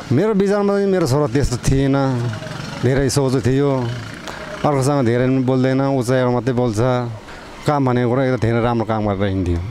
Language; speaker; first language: Nepali; non-native, local second language; Eastern Tamang